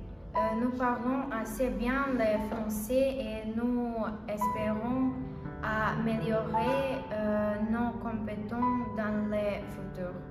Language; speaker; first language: French; non-native, learner; Serbian